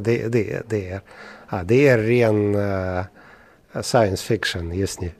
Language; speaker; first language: Swedish; non-native, fluent; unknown